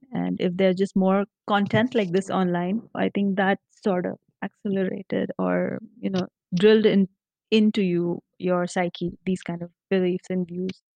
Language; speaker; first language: English; non-native, local second language; Marathi